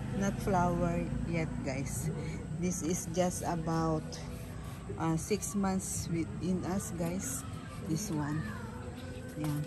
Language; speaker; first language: English; non-native, local second language; Filipino